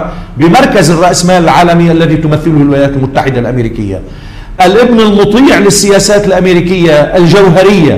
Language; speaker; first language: Arabic; native; Arabic